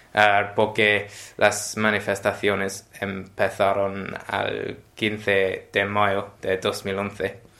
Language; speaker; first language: Spanish; non-native, learner; English